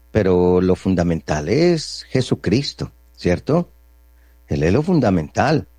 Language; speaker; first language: Spanish; native; Spanish